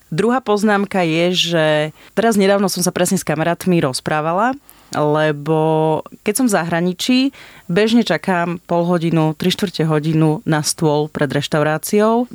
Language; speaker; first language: Slovak; native; Slovak